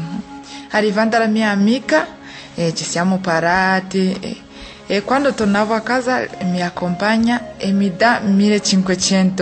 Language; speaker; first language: Italian; non-native, fluent; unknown